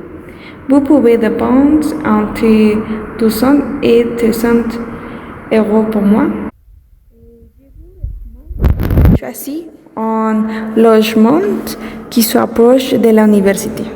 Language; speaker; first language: French; non-native, learner; Spanish